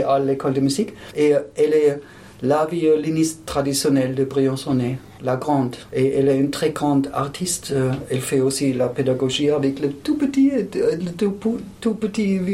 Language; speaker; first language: French; non-native, fluent; German